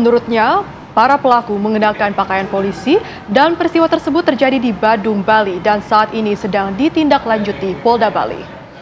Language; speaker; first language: Indonesian; native; Indonesian